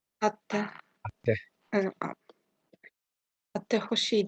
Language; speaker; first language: Japanese; non-native, learner; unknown